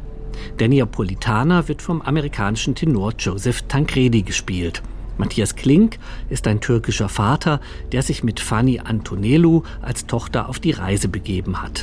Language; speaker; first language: German; native; German